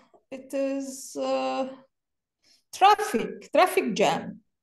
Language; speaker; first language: English; non-native, fluent; Italian